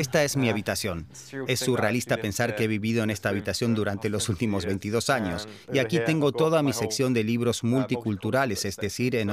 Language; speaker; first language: Spanish; non-native, fluent; English